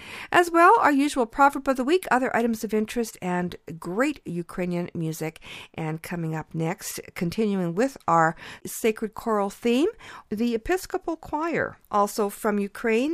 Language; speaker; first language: English; early bilingual, other home language; Ukrainian